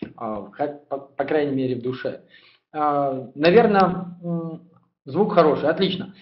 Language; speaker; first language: Russian; native; Russian